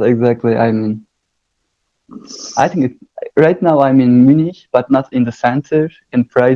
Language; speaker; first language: English; non-native, learner; Turkish